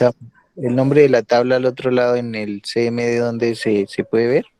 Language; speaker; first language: Spanish; native; Spanish